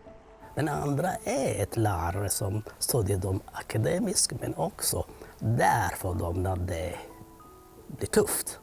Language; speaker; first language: Swedish; non-native, fluent; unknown